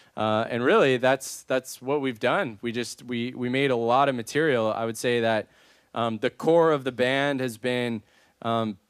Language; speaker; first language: English; native; English